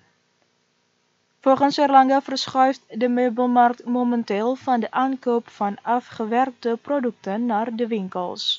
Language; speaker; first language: Dutch; non-native, fluent; Indonesian